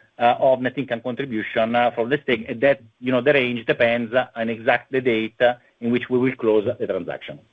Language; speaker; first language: English; non-native, fluent; Italian